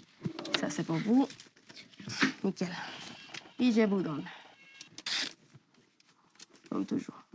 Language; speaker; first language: French; non-native, learner; Spanish